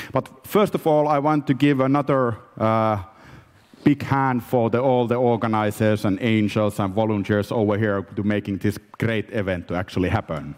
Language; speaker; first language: English; non-native, fluent; Finnish